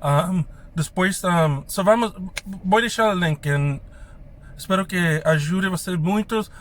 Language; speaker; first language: Portuguese; non-native, fluent; English